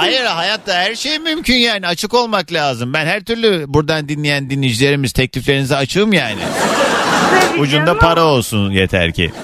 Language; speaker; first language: Turkish; native; Turkish